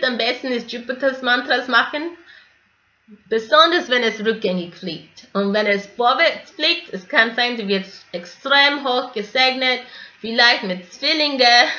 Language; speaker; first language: German; non-native, fluent; English